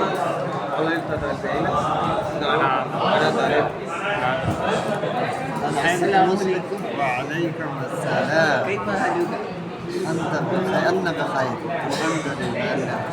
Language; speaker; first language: Arabic; non-native, learner; Urdu